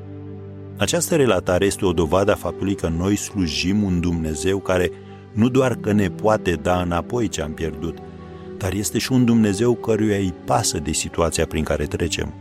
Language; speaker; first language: Romanian; native; Romanian